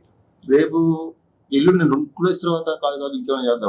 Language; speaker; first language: Telugu; native; Telugu